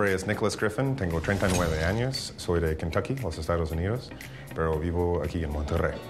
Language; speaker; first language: Spanish; non-native, fluent; English